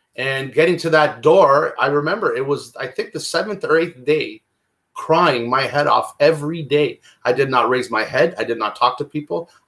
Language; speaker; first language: English; non-native, fluent; Italian